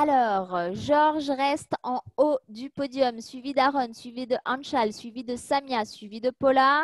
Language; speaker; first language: French; native; French